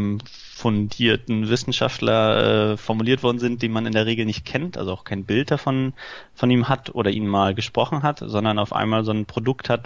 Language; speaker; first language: German; native; German